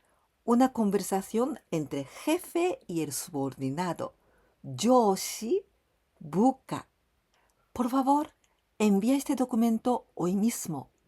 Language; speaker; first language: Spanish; non-native, fluent; Japanese